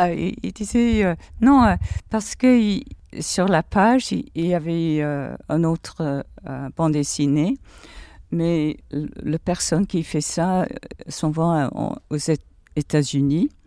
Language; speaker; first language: French; non-native, fluent; English